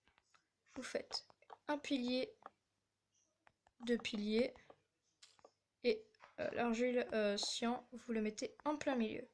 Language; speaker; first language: French; native; French